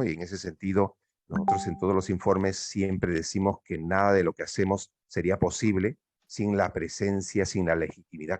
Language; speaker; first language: Spanish; native; Spanish